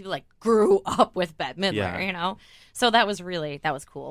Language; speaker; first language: English; native; English